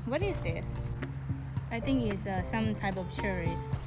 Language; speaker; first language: English; non-native, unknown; Thai